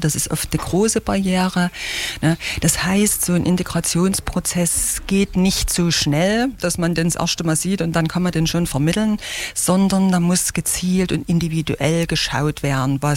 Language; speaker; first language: German; native; German